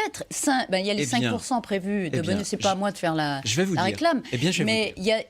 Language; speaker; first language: French; native; French